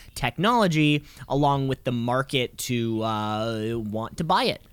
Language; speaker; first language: English; native; English